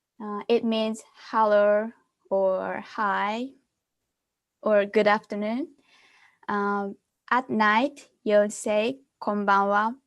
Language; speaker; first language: English; non-native, fluent; Japanese